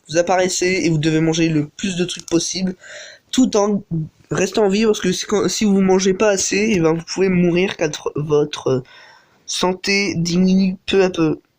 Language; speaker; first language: French; native; French